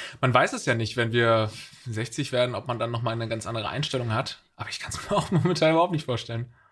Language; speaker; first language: German; native; German